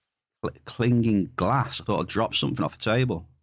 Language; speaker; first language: English; native; English